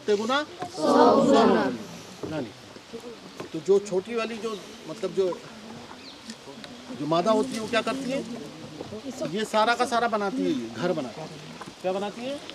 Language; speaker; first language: Hindi; native; Hindi